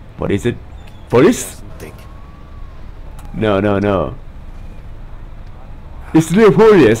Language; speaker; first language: English; non-native, learner; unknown